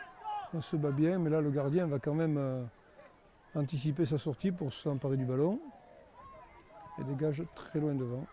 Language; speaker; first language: French; native; French